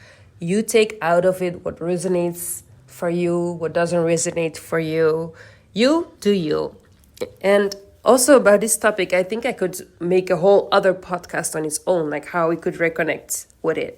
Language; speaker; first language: English; non-native, fluent; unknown